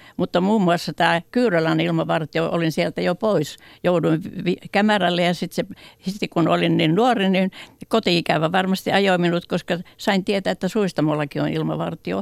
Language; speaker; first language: Finnish; native; Finnish